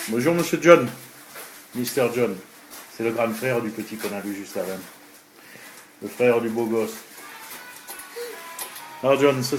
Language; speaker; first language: French; native; French